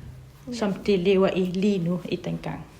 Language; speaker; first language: Danish; non-native, local second language; Kalaallisut